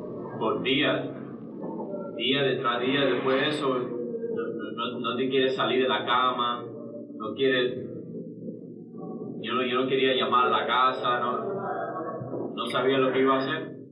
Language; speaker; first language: Spanish; early bilingual, heritage; Spanish